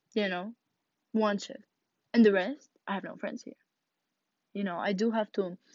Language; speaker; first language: English; non-native, fluent; Russian